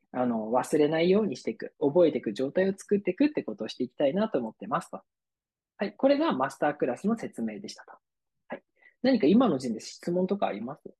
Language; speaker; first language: Japanese; native; Japanese